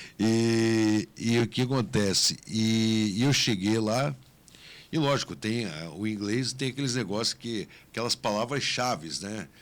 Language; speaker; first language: Portuguese; native; Portuguese